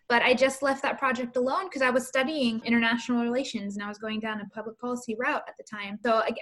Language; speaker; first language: English; early bilingual, other home language; Spanish